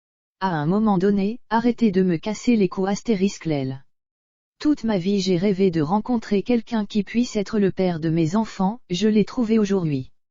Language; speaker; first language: French; native; French